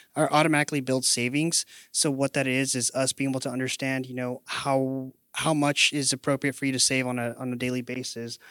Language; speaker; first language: English; native; English